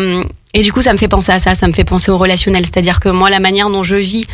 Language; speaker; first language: French; native; French